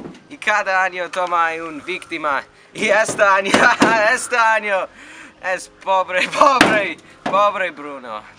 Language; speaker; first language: Spanish; non-native, learner; English